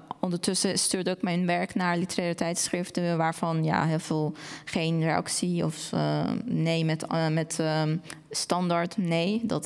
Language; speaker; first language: Dutch; non-native, fluent; Persian